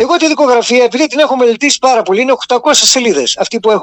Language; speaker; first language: Greek; native; Greek